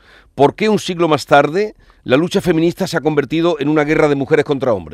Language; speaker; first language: Spanish; native; Spanish